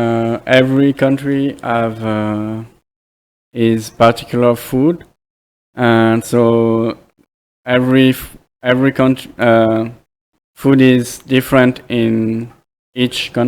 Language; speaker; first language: English; non-native, fluent; French